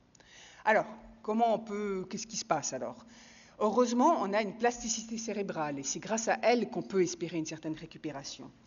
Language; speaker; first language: French; native; French